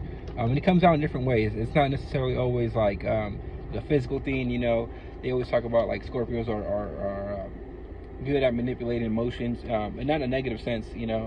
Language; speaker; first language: English; native; English